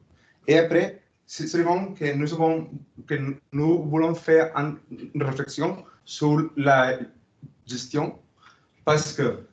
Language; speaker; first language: French; non-native, fluent; Spanish